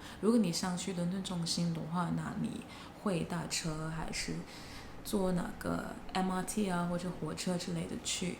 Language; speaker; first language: Chinese; non-native, fluent; English